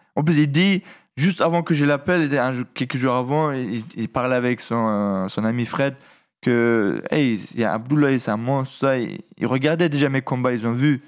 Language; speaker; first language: French; non-native, fluent; Russian